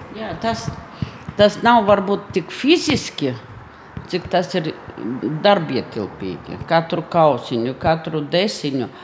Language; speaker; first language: Latvian; native; Latvian